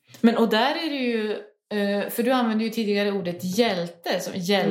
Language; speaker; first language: Swedish; native; Swedish